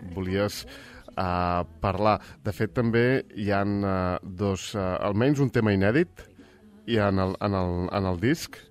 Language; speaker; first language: Catalan; native; Catalan